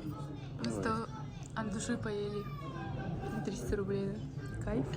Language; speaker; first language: Russian; native; Russian